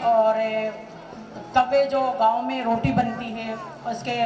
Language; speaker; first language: Hindi; non-native, fluent; Bhili